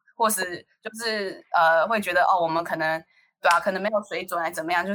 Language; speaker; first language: Chinese; native; Chinese